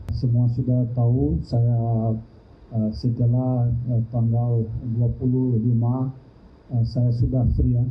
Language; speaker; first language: Indonesian; non-native, fluent; Thai